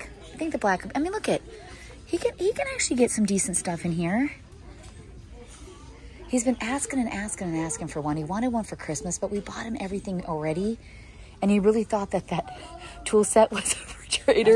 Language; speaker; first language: English; native; English